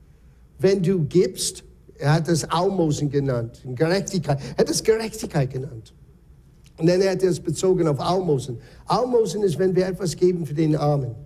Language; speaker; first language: German; non-native, fluent; English